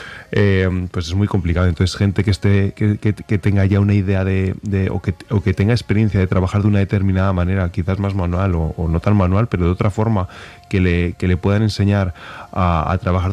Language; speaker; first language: Spanish; native; Spanish